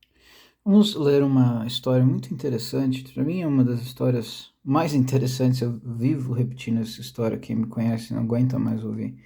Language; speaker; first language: Portuguese; native; Portuguese